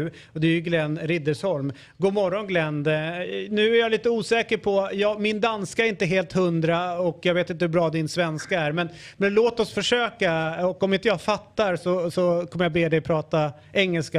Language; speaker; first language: Swedish; native; Swedish